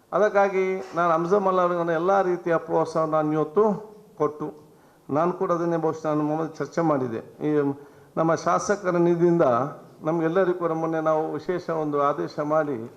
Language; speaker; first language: Kannada; non-native, local second language; Badaga